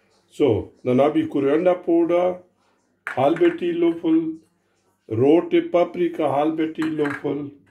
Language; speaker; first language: German; non-native, fluent; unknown